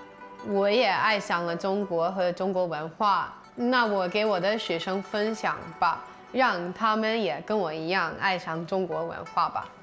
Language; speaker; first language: Chinese; non-native, fluent; English